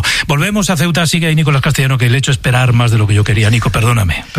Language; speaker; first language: Spanish; native; Spanish